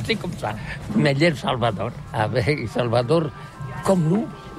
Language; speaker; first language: French; non-native, learner; Catalan